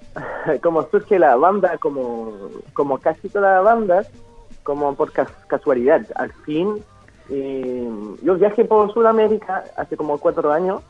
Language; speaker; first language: Spanish; non-native, fluent; French